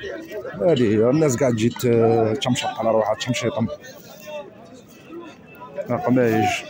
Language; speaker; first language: Arabic; native; Arabic